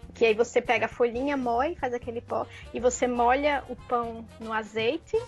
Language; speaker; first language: Portuguese; native; Portuguese